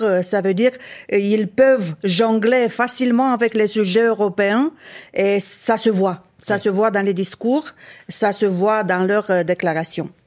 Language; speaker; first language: French; non-native, fluent; Romanian